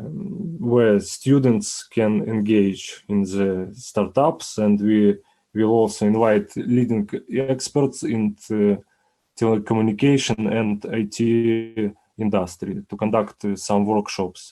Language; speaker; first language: English; non-native, learner; Ukrainian